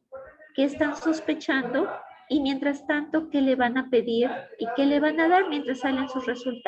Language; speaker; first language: Spanish; native; Spanish